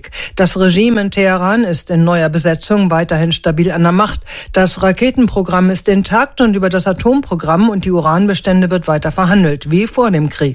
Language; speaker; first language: German; native; German